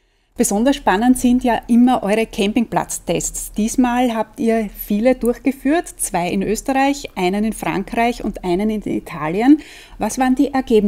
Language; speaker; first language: German; native; German